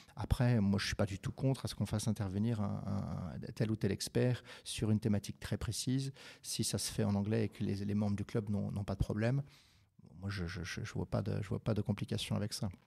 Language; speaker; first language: French; native; French